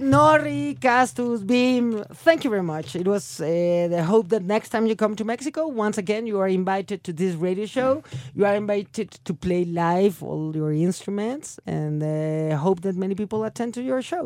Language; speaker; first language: English; non-native, fluent; Spanish